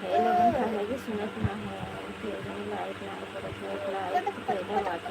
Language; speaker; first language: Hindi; non-native, local second language; Marathi